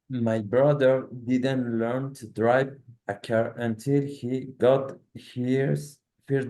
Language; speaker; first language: English; non-native, learner; Spanish